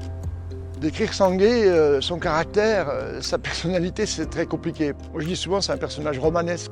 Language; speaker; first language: French; native; French